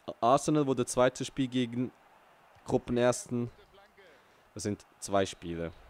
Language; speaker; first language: German; early bilingual, other home language; Portuguese